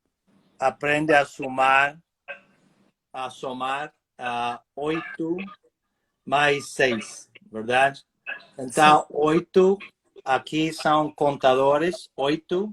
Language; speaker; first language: Portuguese; non-native, fluent; English